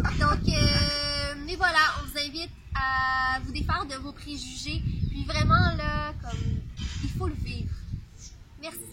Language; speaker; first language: French; native; French